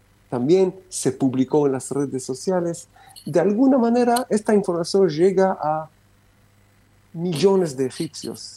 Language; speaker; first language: Spanish; non-native, fluent; Romanian